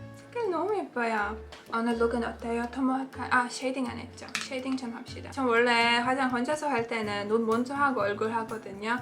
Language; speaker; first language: Korean; non-native, fluent; Latvian